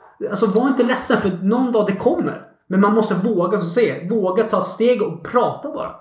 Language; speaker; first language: Swedish; non-native, fluent; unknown